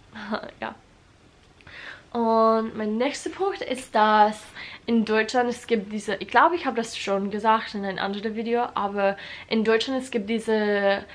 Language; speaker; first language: German; non-native, learner; English